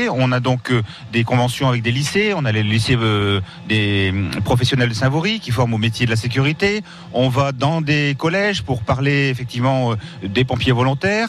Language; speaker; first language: French; native; French